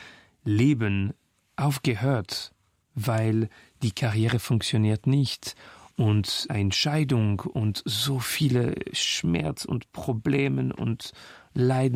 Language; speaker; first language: German; non-native, fluent; French